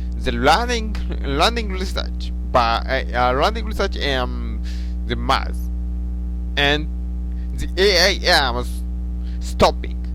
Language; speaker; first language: English; non-native, learner; Japanese